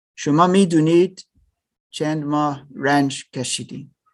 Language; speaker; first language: Persian; non-native, learner; German